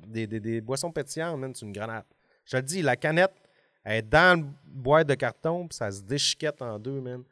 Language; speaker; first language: French; native; French